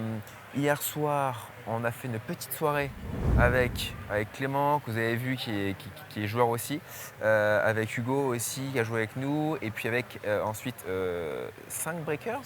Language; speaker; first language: French; native; French